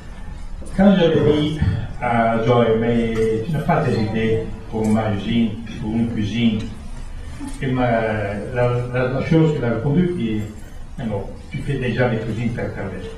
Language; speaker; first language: French; non-native, fluent; Italian